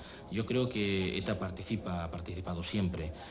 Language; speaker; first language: Spanish; native; Spanish